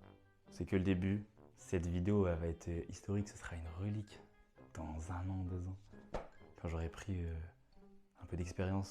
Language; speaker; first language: French; native; French